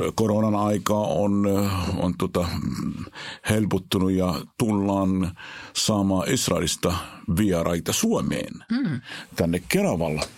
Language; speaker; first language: Finnish; non-native, fluent; Hebrew